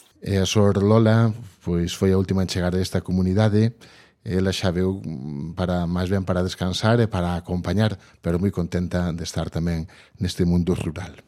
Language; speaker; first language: Galician; native; Galician